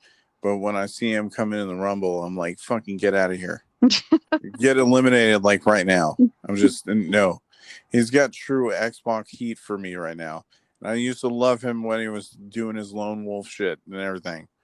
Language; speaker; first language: English; native; English